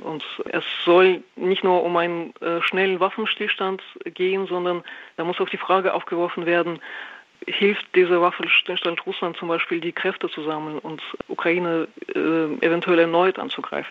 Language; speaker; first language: German; non-native, fluent; Russian